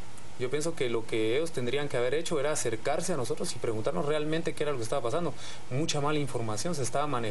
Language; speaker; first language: Spanish; native; Spanish